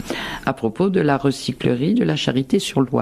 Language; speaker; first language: French; native; French